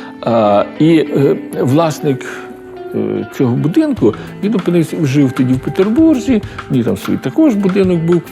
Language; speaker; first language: Ukrainian; native; Ukrainian